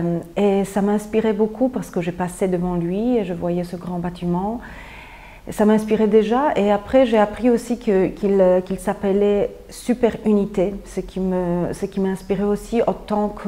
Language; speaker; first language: French; non-native, fluent; Polish